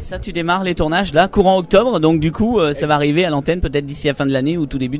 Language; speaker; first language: French; native; French